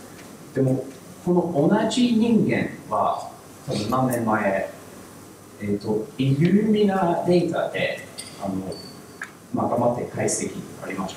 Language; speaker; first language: Japanese; non-native, learner; English